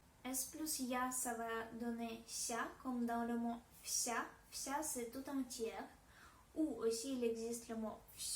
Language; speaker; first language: French; non-native, fluent; Russian